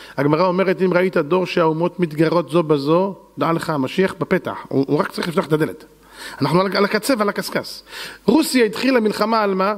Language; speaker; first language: Hebrew; native; Hebrew